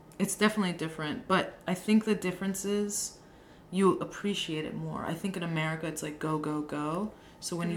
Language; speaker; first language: English; native; English